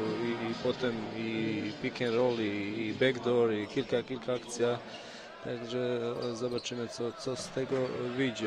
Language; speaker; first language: Polish; non-native, fluent; Bosnian